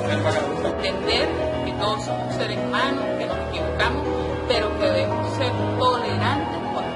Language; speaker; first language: Spanish; native; Spanish